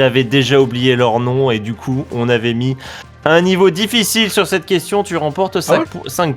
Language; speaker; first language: French; native; French